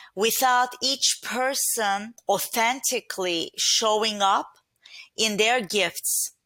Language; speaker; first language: English; non-native, fluent; Turkish